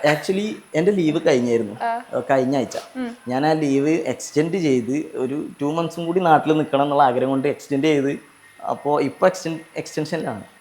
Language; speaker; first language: Malayalam; native; Malayalam